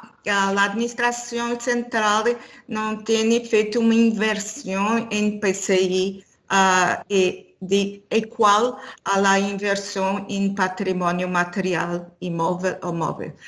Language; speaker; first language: Spanish; non-native, learner; Portuguese